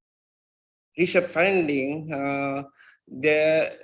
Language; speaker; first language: English; non-native, fluent; Indonesian